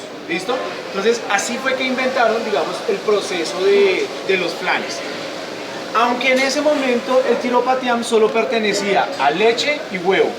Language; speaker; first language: Spanish; native; Spanish